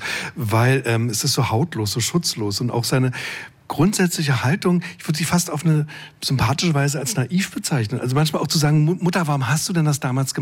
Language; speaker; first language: German; native; German